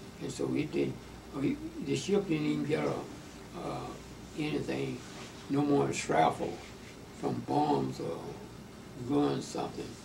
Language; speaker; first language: English; native; English